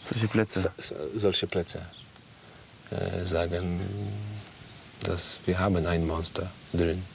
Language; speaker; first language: German; non-native, learner; Polish